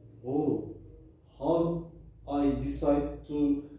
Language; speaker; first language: English; non-native, learner; Turkish